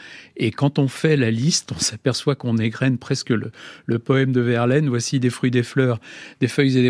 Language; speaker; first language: French; native; French